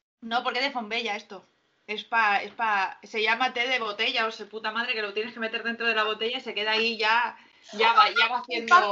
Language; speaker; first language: Spanish; native; Spanish